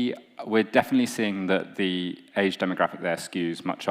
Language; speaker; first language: English; native; English